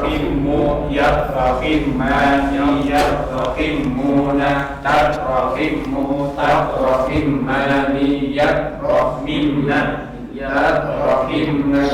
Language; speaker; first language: Arabic; non-native, learner; Indonesian